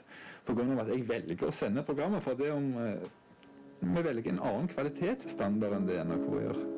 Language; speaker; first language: Norwegian; native; Norwegian